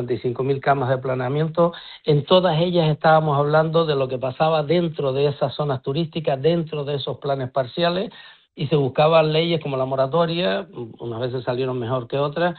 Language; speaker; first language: Spanish; native; Spanish